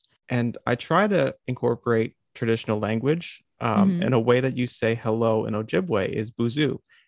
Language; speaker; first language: English; native; English